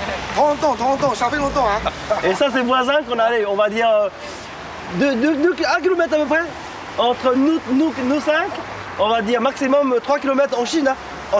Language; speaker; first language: French; non-native, fluent; Chinese